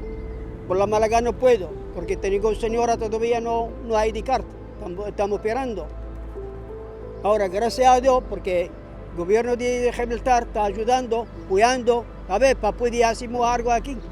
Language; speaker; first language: Spanish; non-native, learner; Arabic